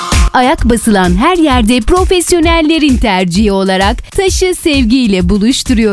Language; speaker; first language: Turkish; native; Turkish